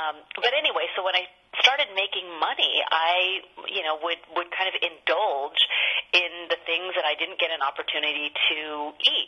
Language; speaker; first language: English; native; English